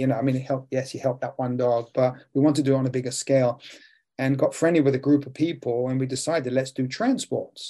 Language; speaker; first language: English; native; English